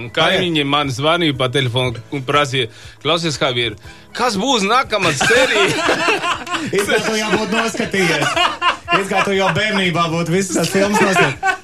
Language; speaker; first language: Latvian; non-native, fluent; Spanish